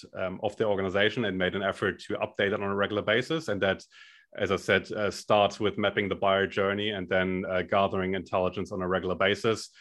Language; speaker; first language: English; non-native, fluent; German